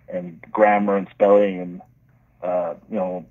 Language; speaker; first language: English; native; English